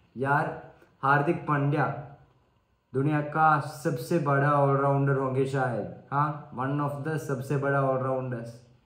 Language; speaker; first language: Hindi; non-native, learner; Sinhala